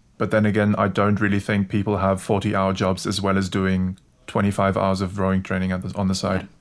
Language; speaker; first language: English; non-native, fluent; German